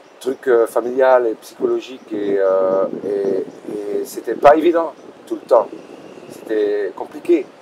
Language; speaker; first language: French; non-native, local second language; Dutch